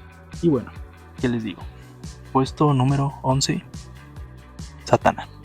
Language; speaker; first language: Spanish; native; Spanish